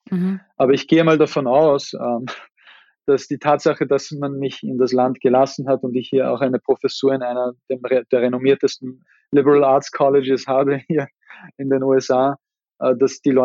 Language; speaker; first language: German; native; German